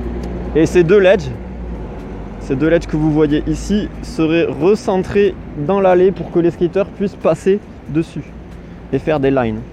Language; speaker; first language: French; native; French